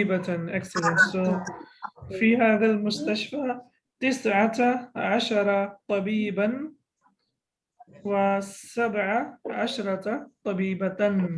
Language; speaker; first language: Arabic; non-native, fluent; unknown